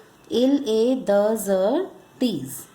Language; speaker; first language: French; non-native, fluent; Hindi